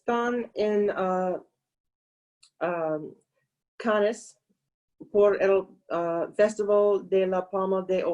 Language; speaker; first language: Spanish; non-native, learner; English